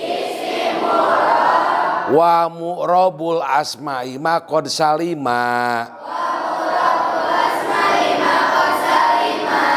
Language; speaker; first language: Arabic; non-native, fluent; Indonesian